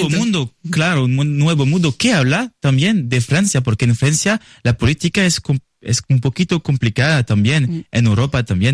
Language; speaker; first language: Spanish; non-native, learner; French